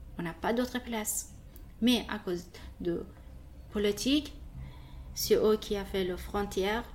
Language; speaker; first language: French; non-native, learner; Persian